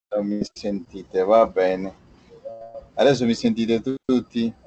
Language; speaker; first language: Italian; non-native, fluent; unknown